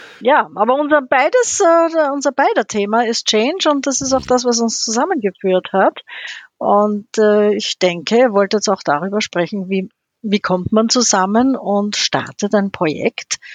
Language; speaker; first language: German; non-native, local second language; French